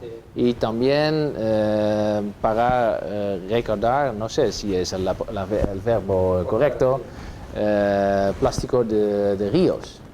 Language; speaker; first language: Spanish; non-native, fluent; Dutch